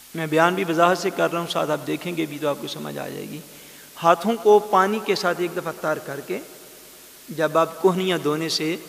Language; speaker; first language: Urdu; non-native, local second language; Punjabi